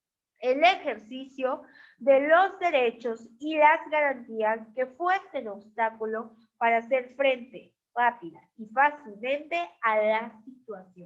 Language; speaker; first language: Spanish; native; Spanish